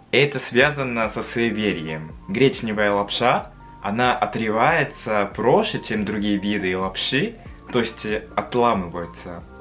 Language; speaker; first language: Russian; non-native, fluent; Japanese